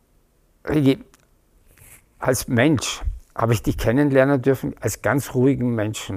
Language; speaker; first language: German; native; German